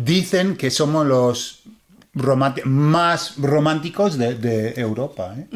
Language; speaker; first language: Spanish; non-native, fluent; English